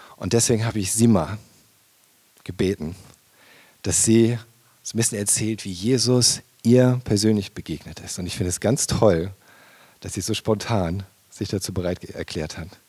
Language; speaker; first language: German; native; German